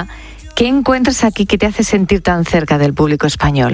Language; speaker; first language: Spanish; native; Spanish